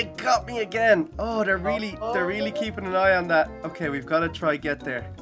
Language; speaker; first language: English; native; English